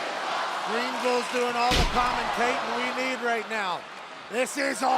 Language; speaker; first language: English; native; English